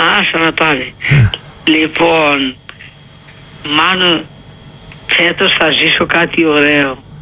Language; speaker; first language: Greek; native; Greek